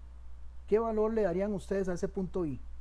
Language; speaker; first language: Spanish; native; Spanish